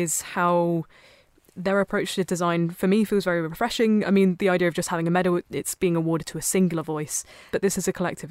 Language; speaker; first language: English; native; English